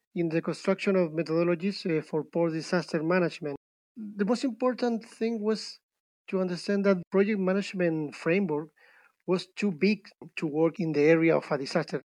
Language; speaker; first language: English; non-native, fluent; Spanish